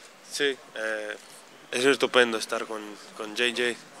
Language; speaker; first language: Spanish; non-native, fluent; Slovenian